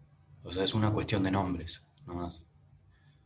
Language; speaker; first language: Spanish; native; Spanish